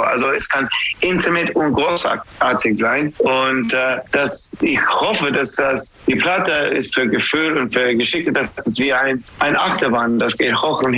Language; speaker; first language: German; non-native, fluent; English